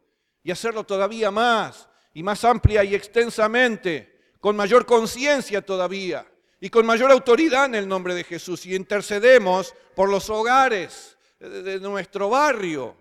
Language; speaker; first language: Spanish; native; Spanish